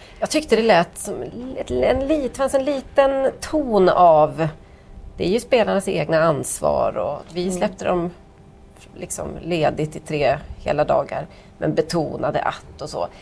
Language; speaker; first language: Swedish; native; Swedish